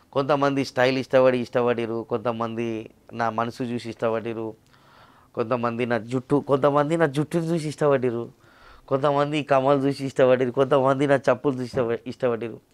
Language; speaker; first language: Telugu; non-native, local second language; Urdu